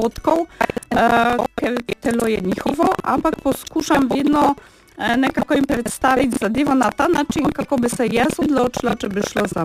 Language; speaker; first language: Slovenian; non-native, fluent; Polish